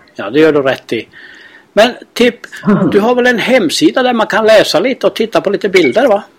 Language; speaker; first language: Swedish; native; Swedish